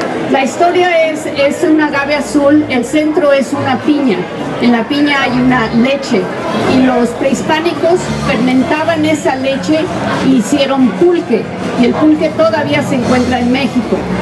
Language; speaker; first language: Spanish; native; Spanish